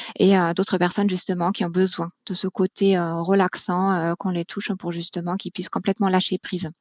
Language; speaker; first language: French; non-native, fluent; German